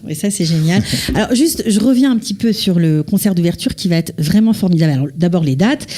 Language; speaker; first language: French; native; French